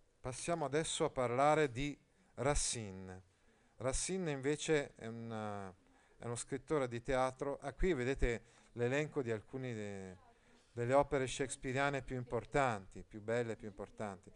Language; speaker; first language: Italian; native; Italian